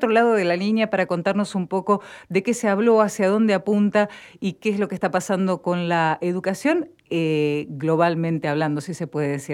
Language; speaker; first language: Spanish; native; Spanish